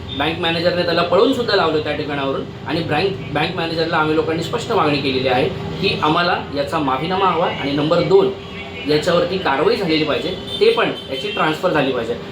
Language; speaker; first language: Marathi; native; Marathi